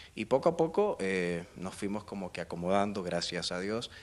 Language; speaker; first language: Spanish; native; Spanish